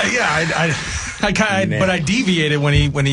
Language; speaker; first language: English; native; English